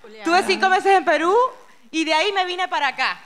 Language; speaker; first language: Spanish; native; Spanish